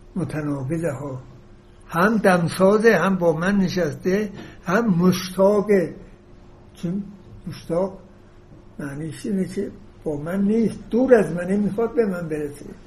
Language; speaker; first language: Persian; native; Persian